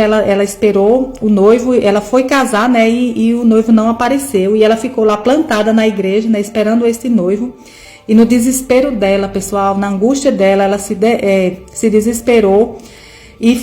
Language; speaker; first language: Portuguese; native; Portuguese